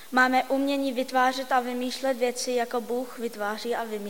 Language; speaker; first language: Czech; non-native, fluent; English